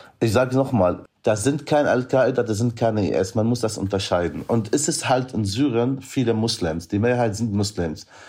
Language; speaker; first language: German; non-native, fluent; Arabic